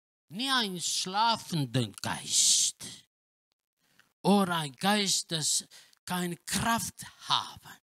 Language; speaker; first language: German; non-native, learner; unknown